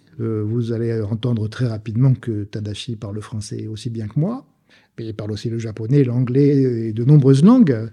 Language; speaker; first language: French; native; French